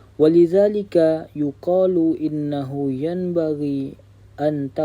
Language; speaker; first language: Arabic; non-native, learner; Indonesian